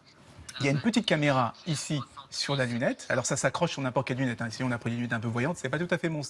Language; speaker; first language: French; native; French